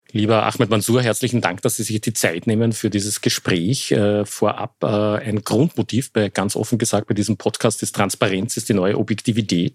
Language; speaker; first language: German; native; German